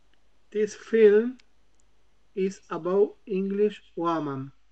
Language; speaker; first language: English; non-native, learner; Spanish